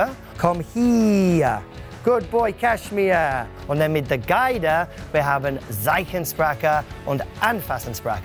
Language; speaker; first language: German; non-native, learner; English